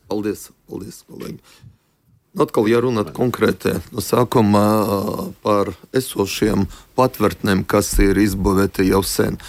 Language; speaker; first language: Latvian; non-native, local second language; Russian